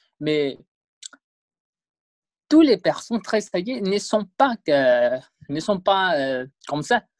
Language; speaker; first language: French; non-native, learner; Spanish